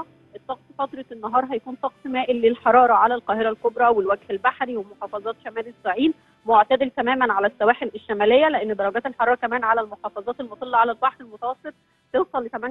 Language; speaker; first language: Arabic; native; Arabic